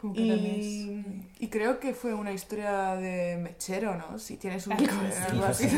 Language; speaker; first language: Spanish; non-native, fluent; Czech